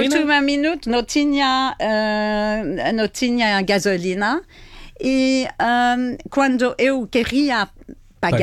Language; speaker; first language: Portuguese; non-native, learner; French